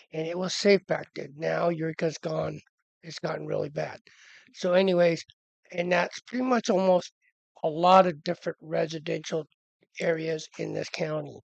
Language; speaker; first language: English; native; English